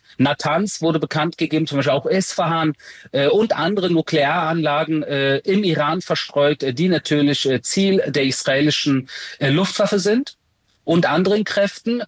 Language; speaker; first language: German; early bilingual, other home language; Persian